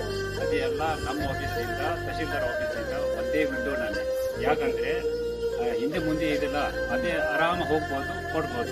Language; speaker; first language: Kannada; non-native, learner; Tibetan